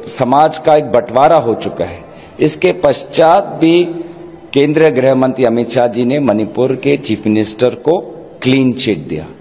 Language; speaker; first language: Hindi; non-native, local second language; Assamese